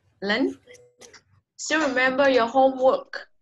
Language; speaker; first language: English; non-native, learner; Vietnamese